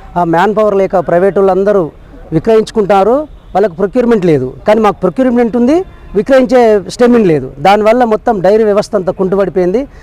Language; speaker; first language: Telugu; native; Telugu